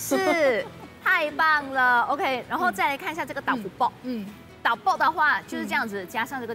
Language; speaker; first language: Chinese; native; Chinese